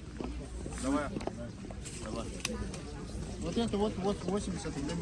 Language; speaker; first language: Russian; non-native, local second language; Ingush